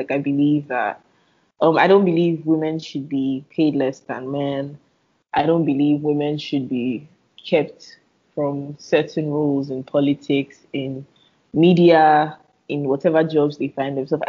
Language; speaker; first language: English; non-native, local second language; Yoruba